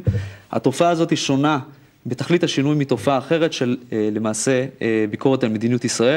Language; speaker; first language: Hebrew; native; Hebrew